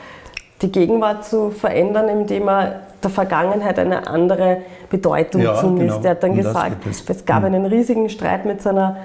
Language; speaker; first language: German; native; German